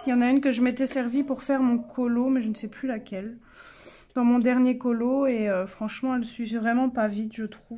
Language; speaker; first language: French; native; French